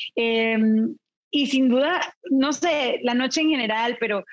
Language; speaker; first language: Spanish; native; Spanish